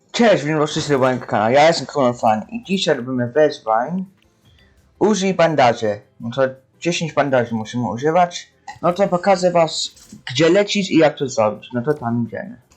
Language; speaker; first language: Polish; early bilingual, heritage; Polish